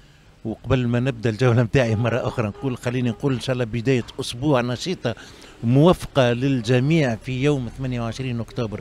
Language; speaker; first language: Arabic; native; Arabic